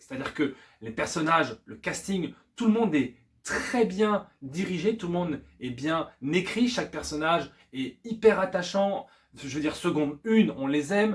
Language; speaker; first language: French; native; French